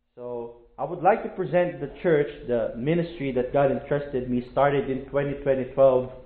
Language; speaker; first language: English; non-native, local second language; Filipino